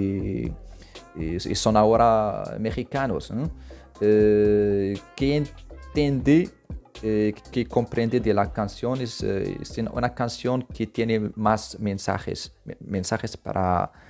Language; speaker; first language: Spanish; non-native, fluent; Arabic